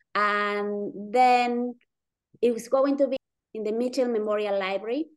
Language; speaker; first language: English; non-native, fluent; Spanish